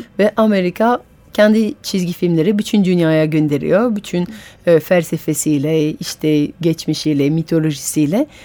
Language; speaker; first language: Turkish; non-native, fluent; French